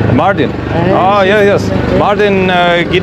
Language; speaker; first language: Turkish; non-native, learner; English